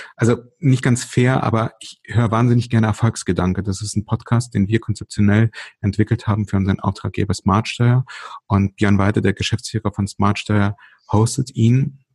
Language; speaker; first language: German; early bilingual, other home language; Russian